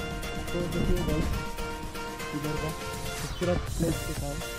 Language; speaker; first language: Hindi; non-native, local second language; Nepali